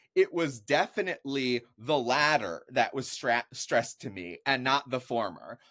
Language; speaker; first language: English; native; English